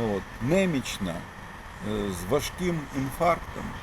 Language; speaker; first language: Ukrainian; non-native, fluent; Russian